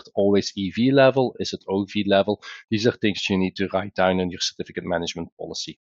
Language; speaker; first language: English; non-native, fluent; Dutch